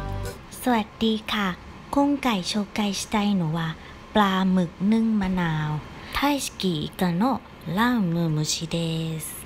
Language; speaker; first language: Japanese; non-native, local second language; Thai